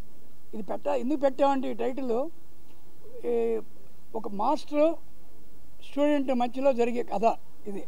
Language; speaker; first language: Telugu; native; Telugu